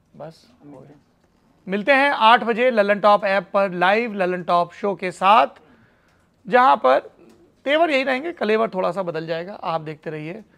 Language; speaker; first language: Hindi; native; Hindi